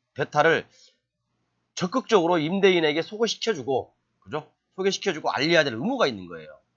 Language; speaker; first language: Korean; native; Korean